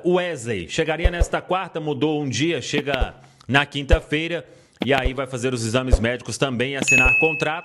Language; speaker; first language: Portuguese; native; Portuguese